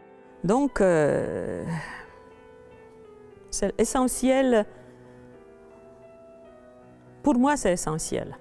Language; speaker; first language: French; non-native, fluent; Polish